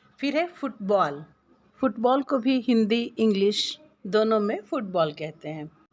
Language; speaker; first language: Hindi; native; Hindi